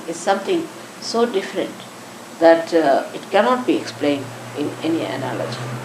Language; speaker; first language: English; non-native, local second language; Marathi